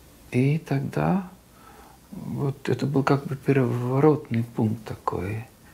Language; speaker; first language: Russian; non-native, local second language; Estonian